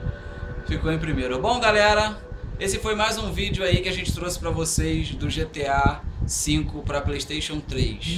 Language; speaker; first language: Portuguese; native; Portuguese